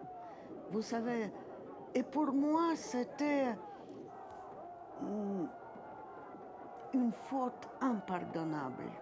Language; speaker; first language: French; non-native, fluent; Russian